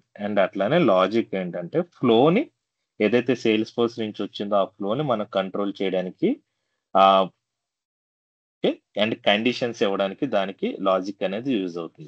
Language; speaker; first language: Telugu; native; Telugu